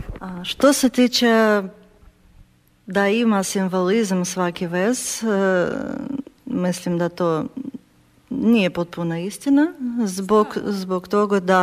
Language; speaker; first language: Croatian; non-native, learner; Ukrainian